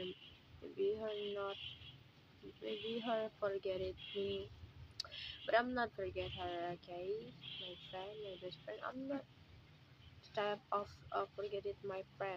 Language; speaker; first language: English; non-native, learner; Indonesian